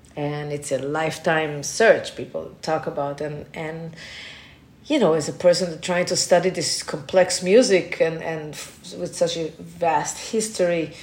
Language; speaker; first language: English; non-native, fluent; Hebrew